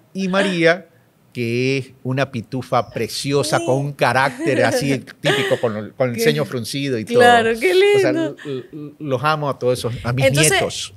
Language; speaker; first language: Spanish; native; Spanish